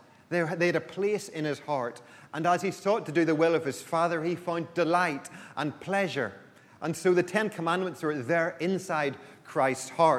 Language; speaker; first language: English; native; English